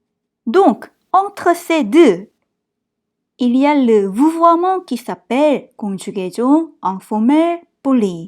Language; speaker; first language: French; non-native, fluent; Korean